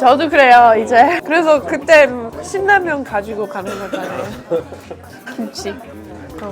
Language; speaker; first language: Korean; non-native, fluent; English